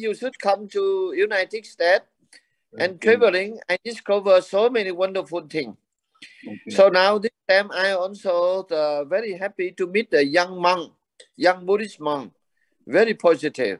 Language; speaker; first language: English; non-native, learner; Vietnamese